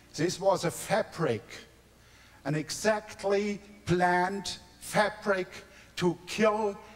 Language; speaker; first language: English; non-native, learner; German